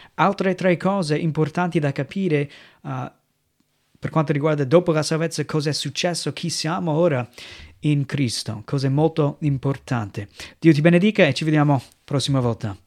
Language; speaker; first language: Italian; non-native, fluent; English